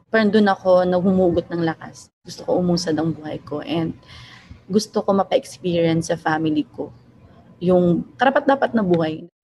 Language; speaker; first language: Filipino; non-native, local second language; Hiligaynon